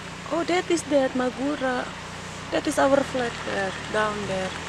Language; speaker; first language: English; non-native, fluent; Indonesian